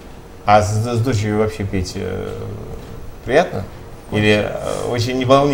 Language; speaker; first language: Russian; native; Russian